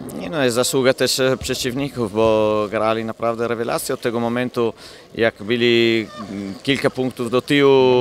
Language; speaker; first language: Polish; non-native, learner; Italian